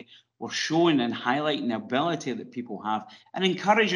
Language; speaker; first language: English; native; English